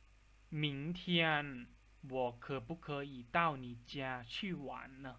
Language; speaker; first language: Chinese; non-native, fluent; Lao